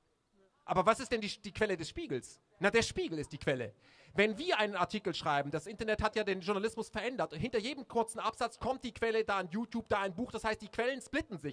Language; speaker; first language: German; native; German